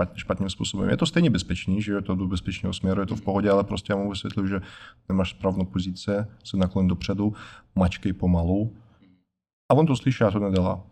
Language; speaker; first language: Czech; non-native, fluent; Russian